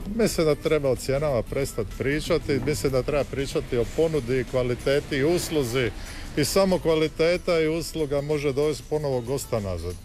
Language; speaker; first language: Croatian; native; Croatian